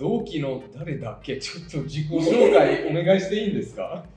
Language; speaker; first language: Japanese; non-native, fluent; English